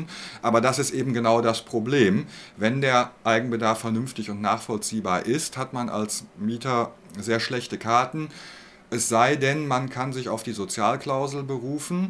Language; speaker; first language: German; native; German